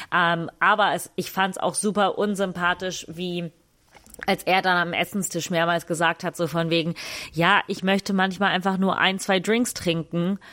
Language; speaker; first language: German; native; German